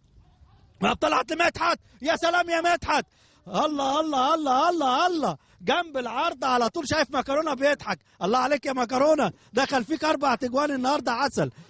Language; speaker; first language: Arabic; native; Arabic